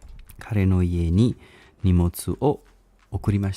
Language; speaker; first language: Japanese; non-native, learner; English